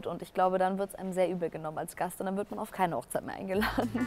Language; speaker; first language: German; native; German